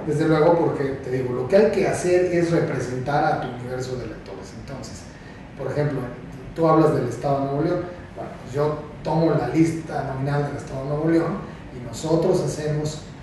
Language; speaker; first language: Spanish; native; Spanish